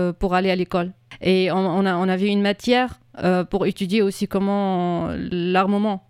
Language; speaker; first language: French; non-native, fluent; Arabic